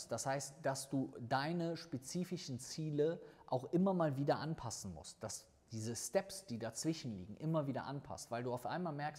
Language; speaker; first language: German; native; German